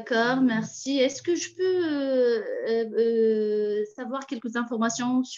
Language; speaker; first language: French; non-native, fluent; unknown